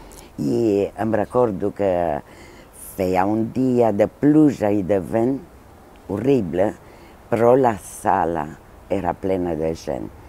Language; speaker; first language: Catalan; non-native, fluent; Romanian